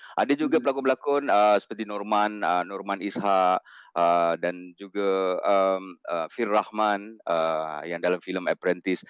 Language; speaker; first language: Malay; native; Malay